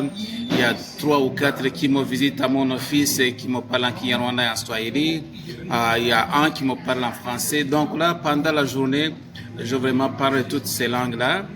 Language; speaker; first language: French; non-native, local second language; Kinyarwanda